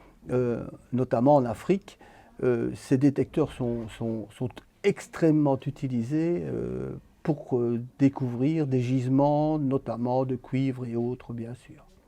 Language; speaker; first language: French; native; French